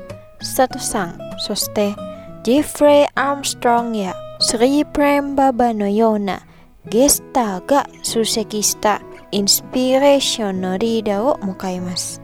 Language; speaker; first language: Japanese; non-native, fluent; Indonesian